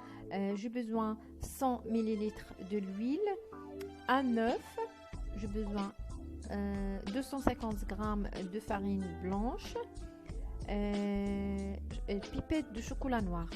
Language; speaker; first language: French; non-native, fluent; Arabic